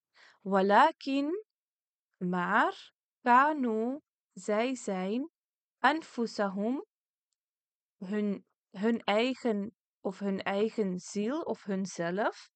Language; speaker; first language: Dutch; early bilingual, other home language; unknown